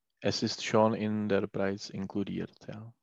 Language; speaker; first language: German; non-native, learner; Czech